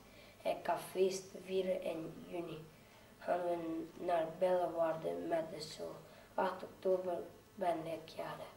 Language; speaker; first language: Dutch; early bilingual, other home language; Albanian